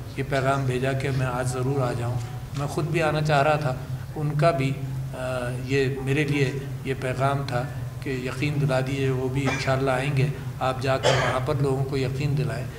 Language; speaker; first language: Urdu; native; Urdu